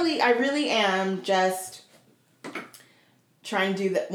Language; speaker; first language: English; native; English